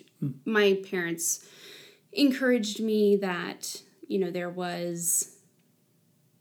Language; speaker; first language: English; native; English